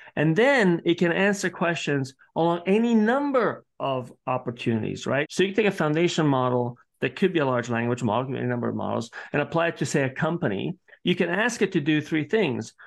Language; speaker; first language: English; early bilingual, other home language; Italian